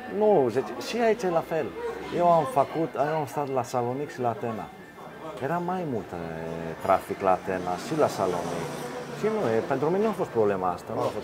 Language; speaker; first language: Romanian; non-native, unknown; Greek